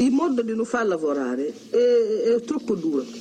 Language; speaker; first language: Italian; non-native, learner; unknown